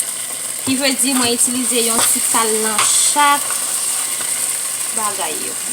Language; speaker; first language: French; non-native, local second language; Haitian Creole